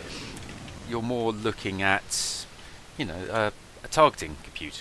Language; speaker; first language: English; native; English